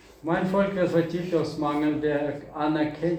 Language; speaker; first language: German; non-native, fluent; Russian